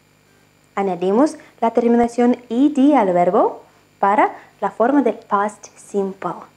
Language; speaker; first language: Spanish; non-native, fluent; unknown